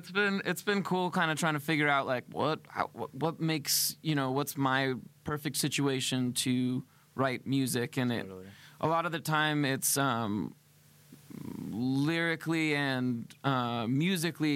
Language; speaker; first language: English; native; English